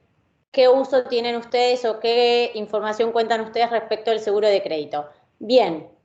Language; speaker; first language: Spanish; native; Spanish